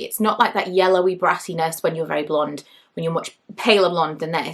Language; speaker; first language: English; native; English